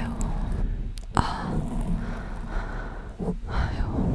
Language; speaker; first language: Chinese; early bilingual, heritage; Chinese